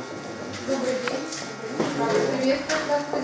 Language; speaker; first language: Russian; native; Russian